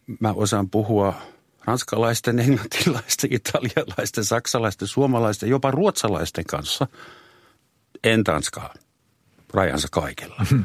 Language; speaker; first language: Finnish; non-native, fluent; German